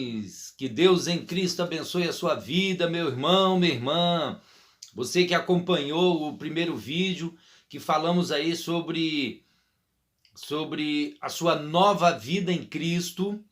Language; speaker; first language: Portuguese; native; Portuguese